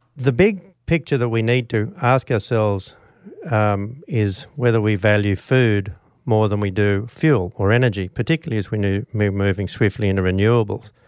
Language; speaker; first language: English; native; English